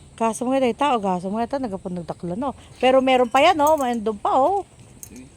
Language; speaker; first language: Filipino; non-native, local second language; Pangasinan